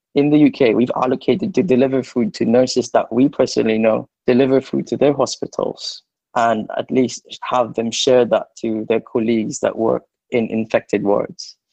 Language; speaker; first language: English; non-native, local second language; Filipino